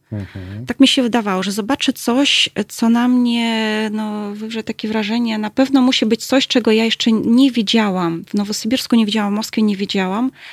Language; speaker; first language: Polish; early bilingual, heritage; Russian